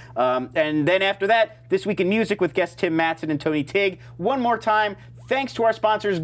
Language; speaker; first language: English; native; English